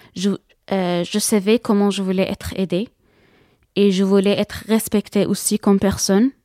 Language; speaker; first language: French; non-native, fluent; Arabic